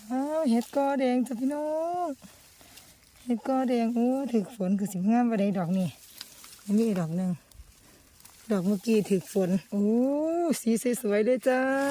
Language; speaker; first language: Thai; non-native, local second language; Northeastern Thai